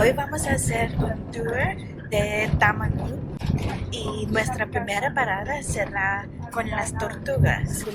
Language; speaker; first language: Spanish; non-native, learner; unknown